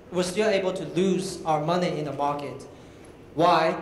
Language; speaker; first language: English; non-native, fluent; Chinese